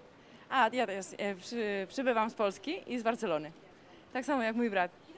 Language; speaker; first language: Polish; early bilingual, heritage; Polish